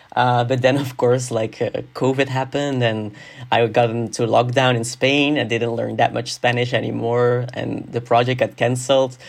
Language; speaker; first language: English; non-native, fluent; Dutch